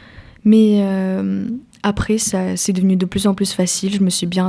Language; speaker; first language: French; early bilingual, other home language; Ukrainian